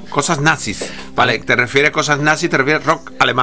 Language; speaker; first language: Spanish; native; Spanish